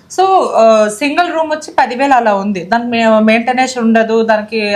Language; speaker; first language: Telugu; native; Telugu